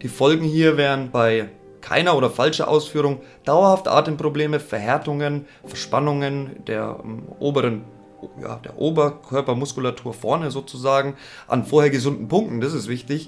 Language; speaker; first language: German; native; German